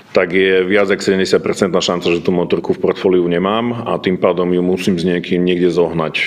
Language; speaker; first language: Slovak; native; Slovak